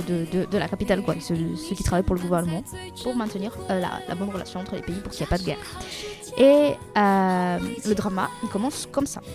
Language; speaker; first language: French; native; French